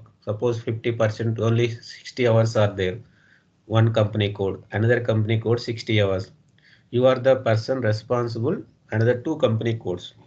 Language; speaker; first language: English; non-native, local second language; Telugu